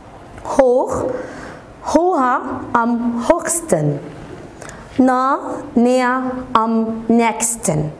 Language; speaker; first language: German; non-native, fluent; Arabic